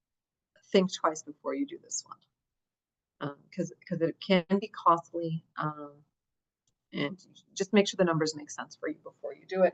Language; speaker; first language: English; native; English